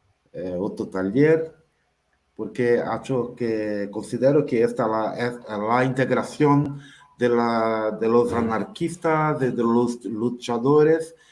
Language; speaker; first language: Spanish; non-native, learner; Portuguese